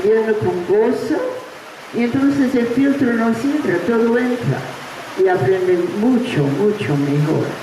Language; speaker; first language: Spanish; non-native, fluent; English